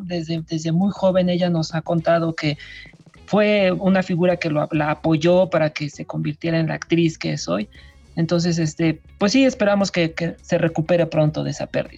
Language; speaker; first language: Spanish; native; Spanish